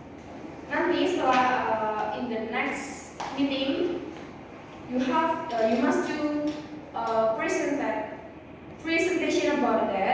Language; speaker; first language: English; non-native, learner; Indonesian